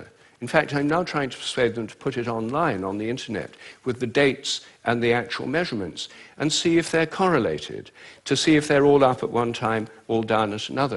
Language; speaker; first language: English; native; English